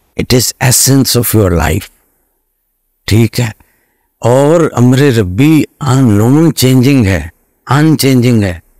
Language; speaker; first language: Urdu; non-native, local second language; Punjabi